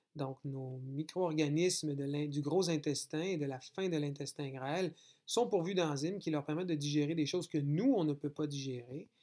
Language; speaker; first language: French; native; French